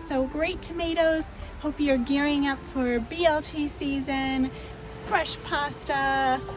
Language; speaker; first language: English; native; English